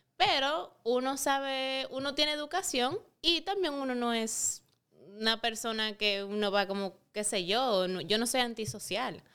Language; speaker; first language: Spanish; native; Spanish